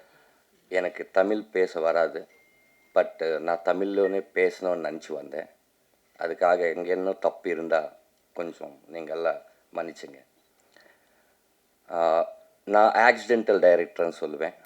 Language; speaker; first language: Tamil; non-native, learner; Telugu